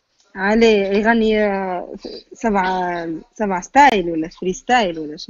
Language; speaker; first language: Arabic; native; Arabic